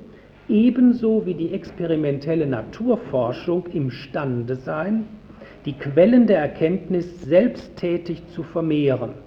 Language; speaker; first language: German; native; German